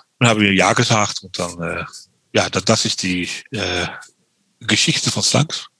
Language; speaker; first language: German; non-native, learner; Dutch